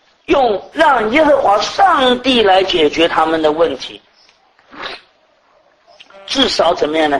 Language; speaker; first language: Chinese; native; Chinese